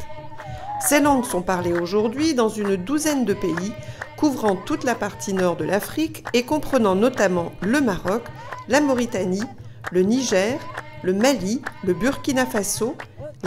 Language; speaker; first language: French; native; French